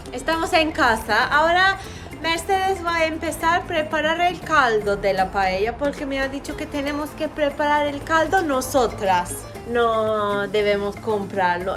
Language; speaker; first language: Spanish; non-native, fluent; Turkish